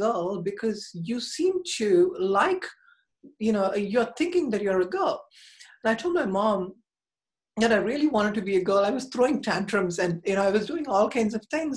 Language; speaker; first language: English; non-native, local second language; Tamil